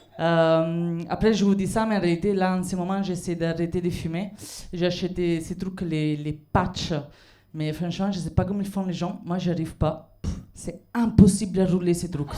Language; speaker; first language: French; non-native, fluent; Italian